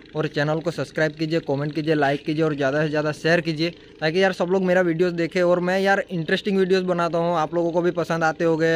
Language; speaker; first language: Hindi; non-native, local second language; Gujarati